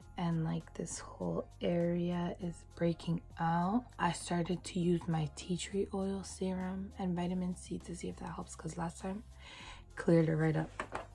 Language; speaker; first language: English; native; English